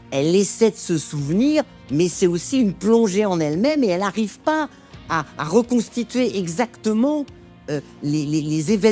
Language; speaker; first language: French; native; French